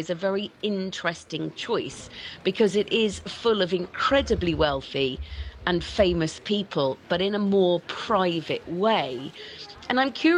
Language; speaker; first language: English; native; English